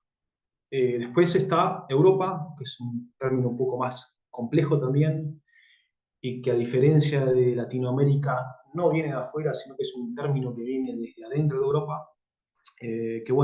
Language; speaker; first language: Spanish; native; Spanish